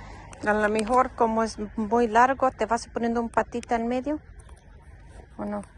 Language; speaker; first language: Spanish; early bilingual, heritage; English